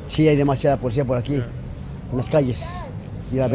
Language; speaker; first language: Spanish; native; Spanish